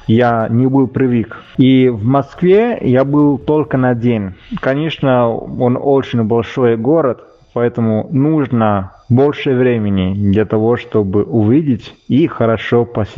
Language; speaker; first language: Russian; non-native, fluent; Italian